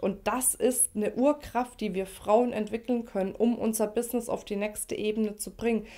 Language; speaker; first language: German; native; German